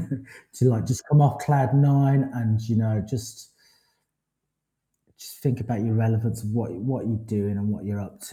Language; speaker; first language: English; native; English